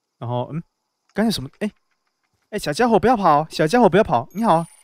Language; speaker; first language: Chinese; native; Chinese